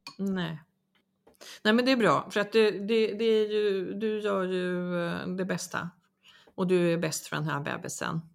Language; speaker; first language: Swedish; native; Swedish